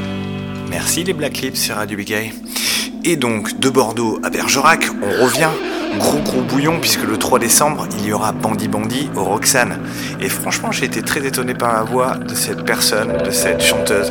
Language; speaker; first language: French; native; French